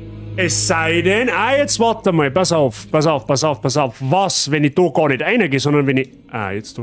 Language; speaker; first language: German; native; German